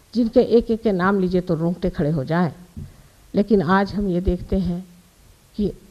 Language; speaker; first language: Hindi; non-native, local second language; Marathi